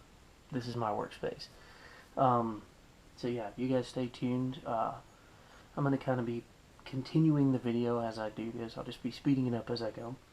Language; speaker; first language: English; native; English